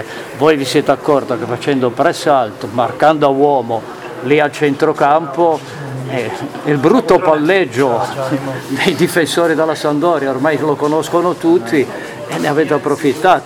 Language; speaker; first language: Italian; native; Italian